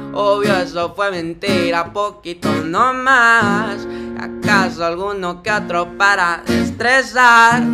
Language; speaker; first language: Spanish; early bilingual, heritage; Spanish